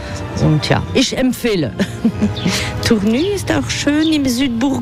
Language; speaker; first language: German; non-native, fluent; French